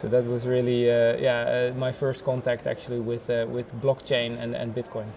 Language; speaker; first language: English; non-native, fluent; Dutch